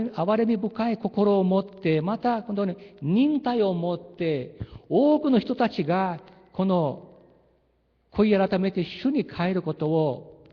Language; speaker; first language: Japanese; early bilingual, heritage; Japanese